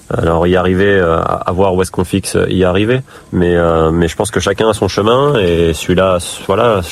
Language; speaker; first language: French; native; French